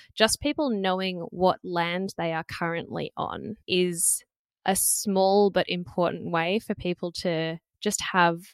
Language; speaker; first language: English; native; English